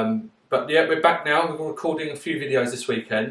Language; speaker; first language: English; native; English